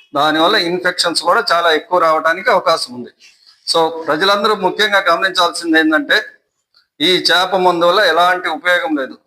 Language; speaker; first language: Telugu; native; Telugu